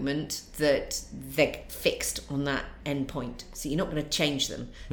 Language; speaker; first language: English; native; English